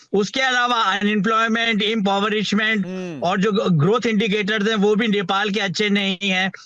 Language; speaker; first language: Hindi; native; Hindi